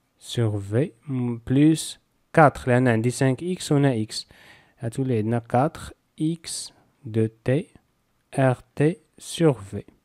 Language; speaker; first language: French; non-native, local second language; Arabic